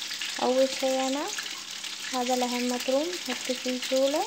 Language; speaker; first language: Arabic; non-native, local second language; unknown